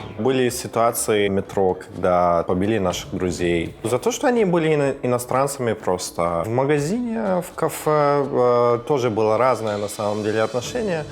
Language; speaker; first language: Russian; non-native, fluent; Persian